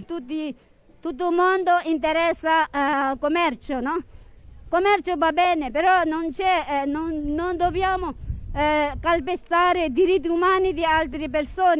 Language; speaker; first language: Italian; non-native, fluent; Tibetan